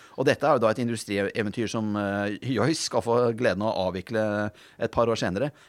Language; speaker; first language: Norwegian; native; Norwegian